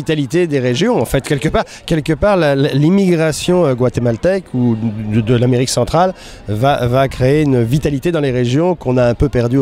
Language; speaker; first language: French; native; French